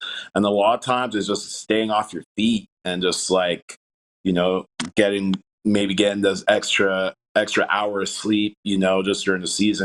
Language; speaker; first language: English; native; English